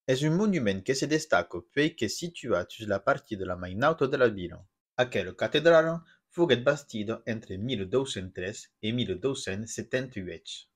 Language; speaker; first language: Occitan; non-native, local second language; French